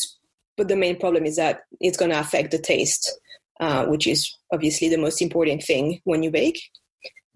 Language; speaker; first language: English; non-native, fluent; French